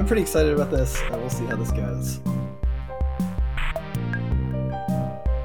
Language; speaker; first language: English; native; English